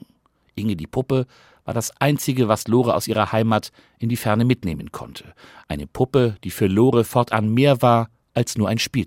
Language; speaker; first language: German; native; German